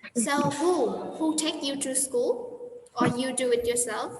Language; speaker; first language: English; non-native, fluent; Vietnamese